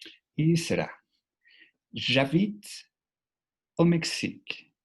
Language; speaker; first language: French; non-native, fluent; Spanish